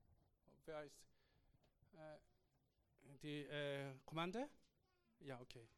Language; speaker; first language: German; non-native, learner; Korean